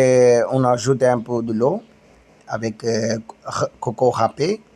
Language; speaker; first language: French; non-native, learner; Tamil